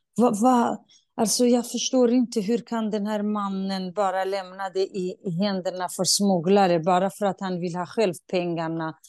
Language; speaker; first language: Swedish; non-native, fluent; Kurdish